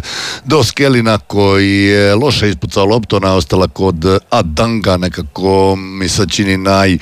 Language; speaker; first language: Serbian; native; Serbian